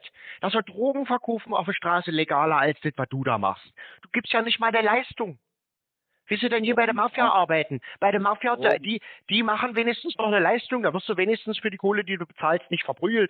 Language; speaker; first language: German; native; German